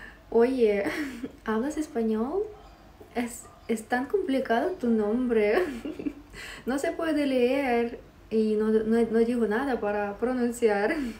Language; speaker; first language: Spanish; non-native, fluent; Russian